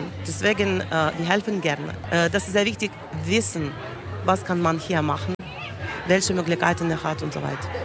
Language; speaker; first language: German; non-native, learner; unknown